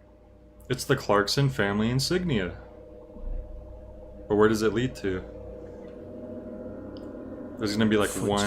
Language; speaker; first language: English; native; English